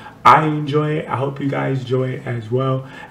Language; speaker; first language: English; native; English